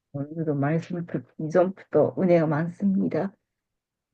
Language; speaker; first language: Korean; native; Korean